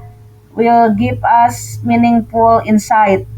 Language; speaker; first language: English; non-native, fluent; Indonesian